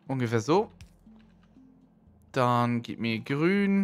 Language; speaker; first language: German; native; German